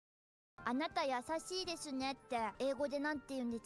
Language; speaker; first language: Japanese; native; Japanese